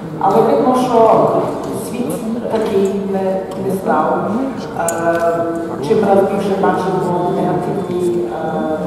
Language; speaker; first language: Ukrainian; early bilingual, heritage; Ukrainian